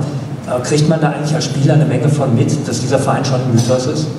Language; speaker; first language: German; native; German